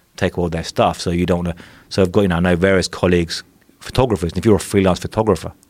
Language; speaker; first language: English; native; English